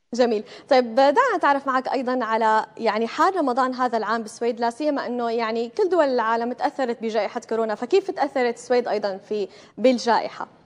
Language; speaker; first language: Arabic; native; Arabic